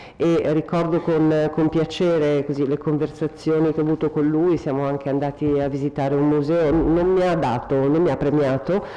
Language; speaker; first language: Italian; native; Italian